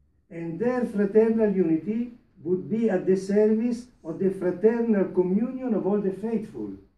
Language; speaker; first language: English; non-native, fluent; Italian